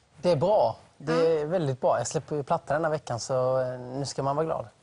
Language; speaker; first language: Swedish; native; Swedish